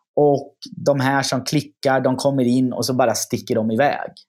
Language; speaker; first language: Swedish; native; Swedish